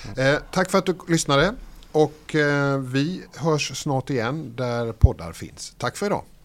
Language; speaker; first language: Swedish; native; Swedish